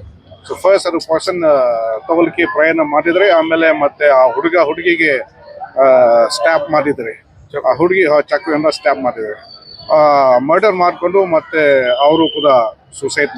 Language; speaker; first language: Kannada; non-native, local second language; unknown